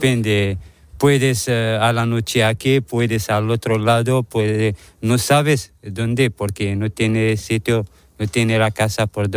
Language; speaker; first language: Spanish; non-native, learner; Arabic